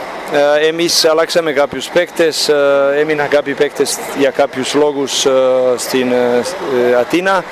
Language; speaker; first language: Greek; non-native, fluent; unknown